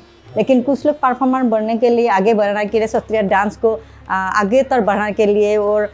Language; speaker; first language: Hindi; non-native, local second language; Assamese